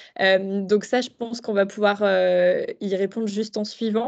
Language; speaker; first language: French; native; French